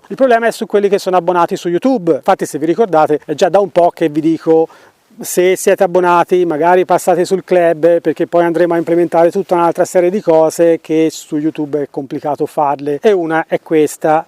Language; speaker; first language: Italian; native; Italian